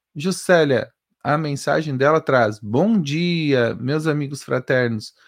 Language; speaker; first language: Portuguese; native; Portuguese